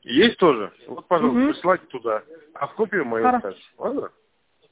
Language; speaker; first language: Russian; native; Russian